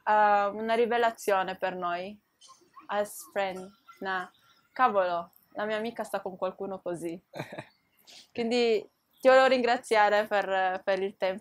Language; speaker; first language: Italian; early bilingual, other home language; Filipino